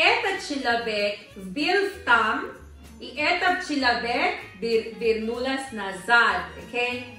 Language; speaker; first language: Russian; non-native, learner; Filipino